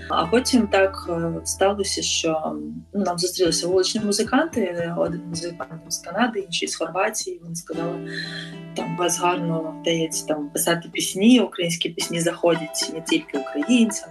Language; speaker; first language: Ukrainian; native; Ukrainian